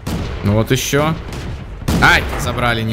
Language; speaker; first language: Russian; native; Russian